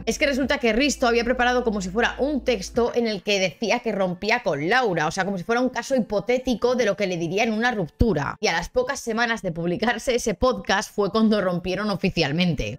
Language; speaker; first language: Spanish; native; Spanish